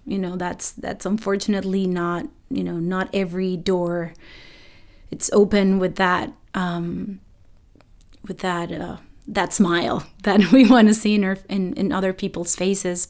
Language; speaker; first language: English; non-native, fluent; Spanish